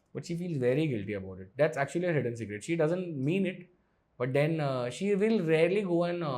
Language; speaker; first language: Hindi; non-native, local second language; Marathi